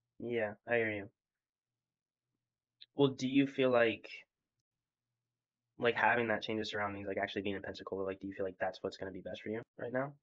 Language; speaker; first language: English; native; English